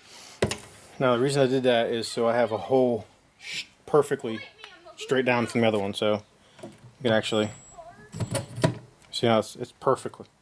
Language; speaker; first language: English; native; English